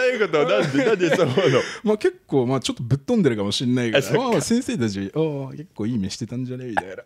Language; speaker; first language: Japanese; native; Japanese